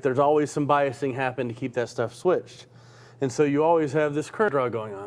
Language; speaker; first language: English; native; English